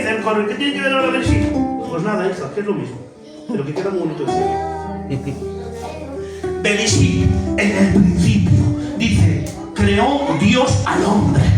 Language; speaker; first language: Spanish; native; Spanish